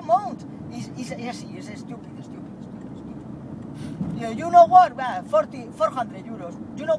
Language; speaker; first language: English; non-native, learner; Spanish